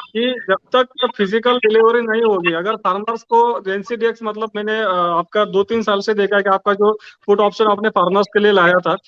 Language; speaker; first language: Hindi; non-native, local second language; Marathi